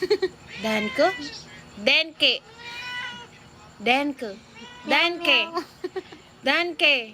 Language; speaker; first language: German; non-native, learner; Filipino